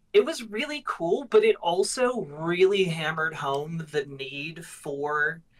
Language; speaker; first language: English; native; English